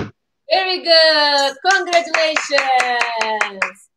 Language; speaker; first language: English; non-native, fluent; Turkish